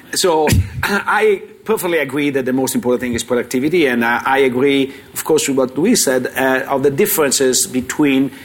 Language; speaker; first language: English; non-native, fluent; Italian